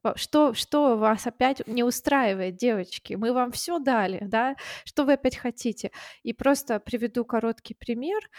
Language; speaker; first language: Russian; native; Russian